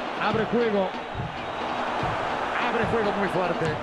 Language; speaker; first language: Spanish; native; Spanish